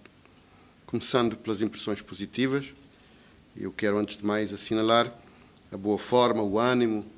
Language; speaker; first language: Portuguese; native; Portuguese